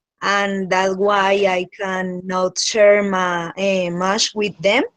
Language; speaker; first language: English; non-native, learner; Spanish